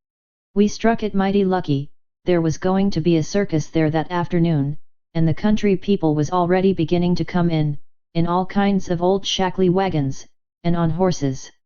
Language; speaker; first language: English; native; English